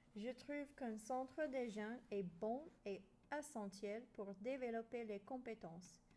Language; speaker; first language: French; non-native, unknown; English